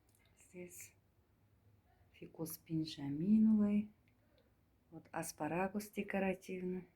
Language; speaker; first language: Russian; non-native, learner; Turkmen